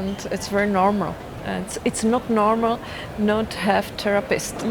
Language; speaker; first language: English; non-native, fluent; Czech